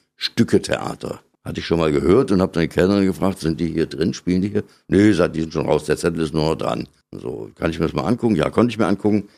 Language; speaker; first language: German; native; German